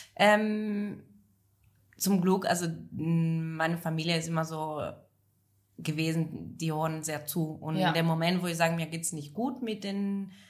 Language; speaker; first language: German; non-native, fluent; Italian